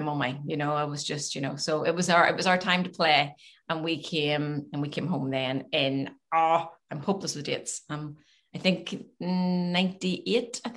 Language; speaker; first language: English; native; English